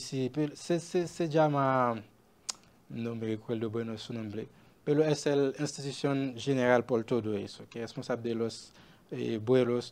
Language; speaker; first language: Spanish; non-native, learner; Haitian Creole